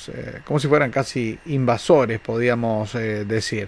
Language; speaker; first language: Spanish; native; Spanish